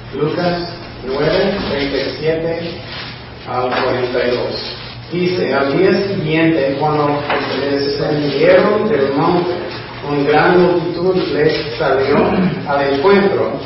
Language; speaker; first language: Spanish; non-native, fluent; English